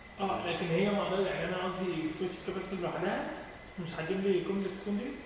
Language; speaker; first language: Arabic; native; Arabic